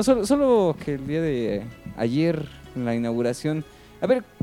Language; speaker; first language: Spanish; native; Spanish